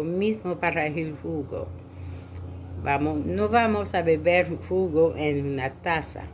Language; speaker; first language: Spanish; non-native, learner; French